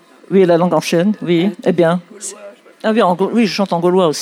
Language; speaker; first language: French; non-native, local second language; Arabic